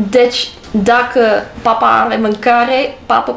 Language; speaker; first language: Romanian; non-native, learner; English